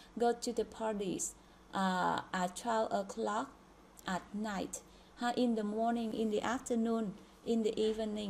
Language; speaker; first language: English; non-native, fluent; Vietnamese